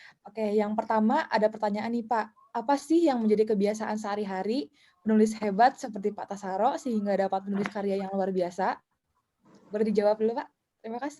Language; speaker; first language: Indonesian; native; Indonesian